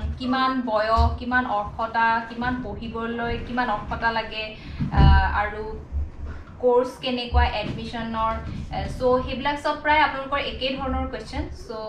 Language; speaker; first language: Assamese; non-native, local second language; Mising